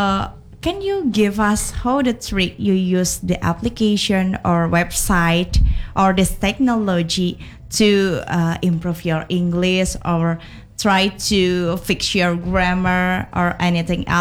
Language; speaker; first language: English; non-native, learner; Indonesian